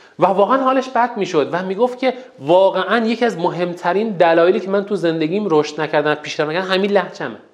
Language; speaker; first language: Persian; non-native, local second language; Azerbaijani